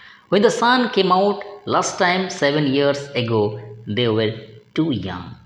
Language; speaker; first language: English; non-native, local second language; Bangla